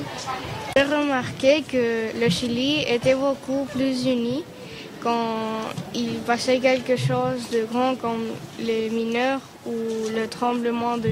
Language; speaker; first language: French; non-native, fluent; Spanish